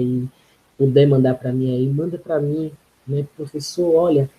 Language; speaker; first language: Portuguese; native; Portuguese